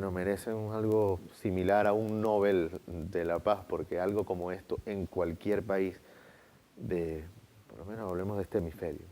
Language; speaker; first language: Spanish; native; Spanish